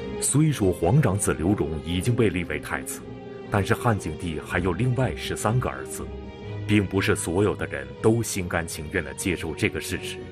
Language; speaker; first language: Chinese; native; Chinese